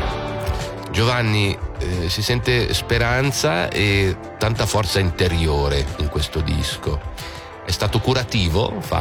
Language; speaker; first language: Italian; native; Italian